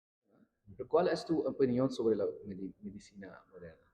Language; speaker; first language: Spanish; non-native, learner; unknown